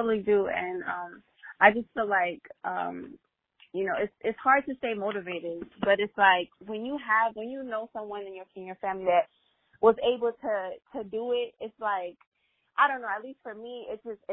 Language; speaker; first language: English; non-native, fluent; Spanish